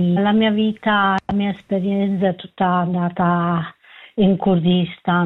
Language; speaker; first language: Italian; non-native, learner; Kurdish